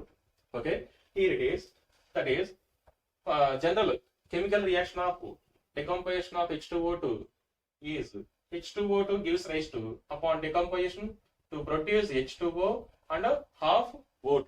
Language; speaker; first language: English; non-native, local second language; Telugu